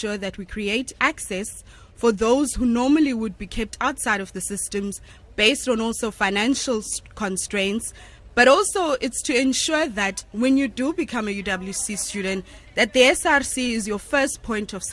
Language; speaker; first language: English; non-native, local second language; Xhosa